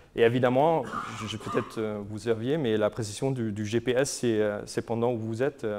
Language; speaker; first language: French; non-native, fluent; German